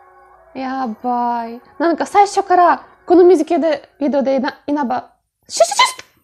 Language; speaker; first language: Japanese; non-native, fluent; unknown